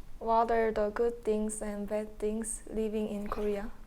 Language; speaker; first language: English; non-native, fluent; Korean